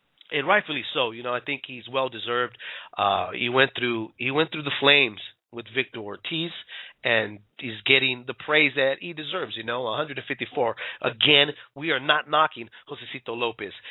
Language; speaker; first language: English; early bilingual, other home language; Spanish